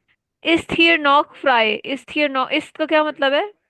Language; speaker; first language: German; non-native, learner; Hindi